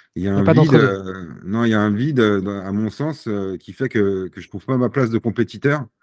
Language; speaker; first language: French; native; French